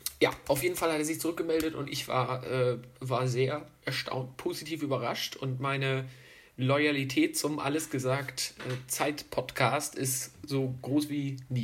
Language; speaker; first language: German; native; German